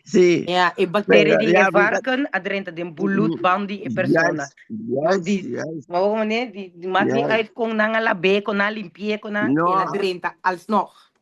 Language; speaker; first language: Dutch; non-native, local second language; Papiamento